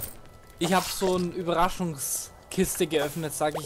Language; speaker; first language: German; native; German